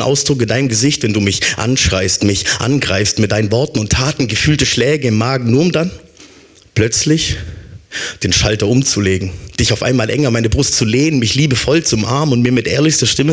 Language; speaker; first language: German; native; German